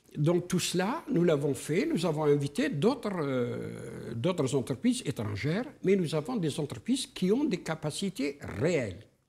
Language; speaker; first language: French; non-native, local second language; Arabic